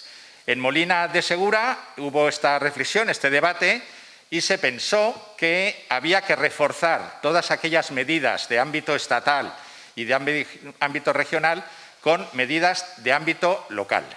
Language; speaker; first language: Spanish; native; Spanish